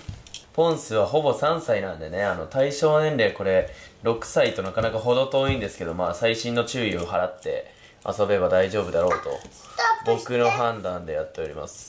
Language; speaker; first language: Japanese; native; Japanese